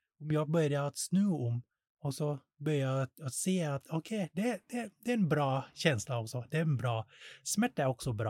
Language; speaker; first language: Swedish; non-native, learner; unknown